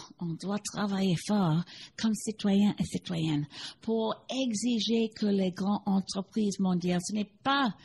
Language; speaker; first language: French; non-native, learner; English